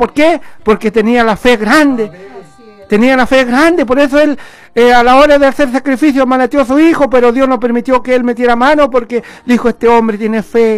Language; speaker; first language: Spanish; native; Spanish